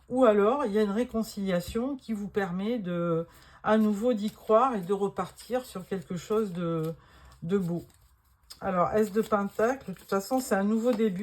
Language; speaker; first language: French; native; French